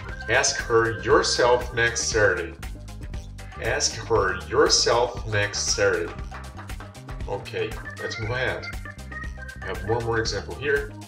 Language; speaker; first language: English; non-native, fluent; Portuguese